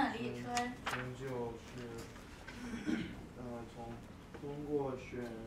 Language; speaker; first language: Chinese; non-native, learner; English